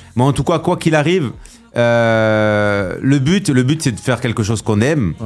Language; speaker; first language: French; native; French